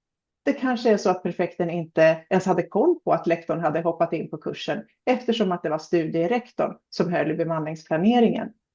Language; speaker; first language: Swedish; native; Swedish